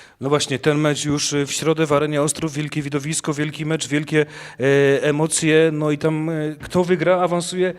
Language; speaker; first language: Polish; native; Polish